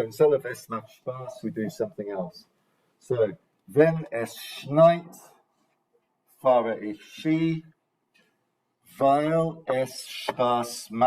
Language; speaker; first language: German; non-native, fluent; English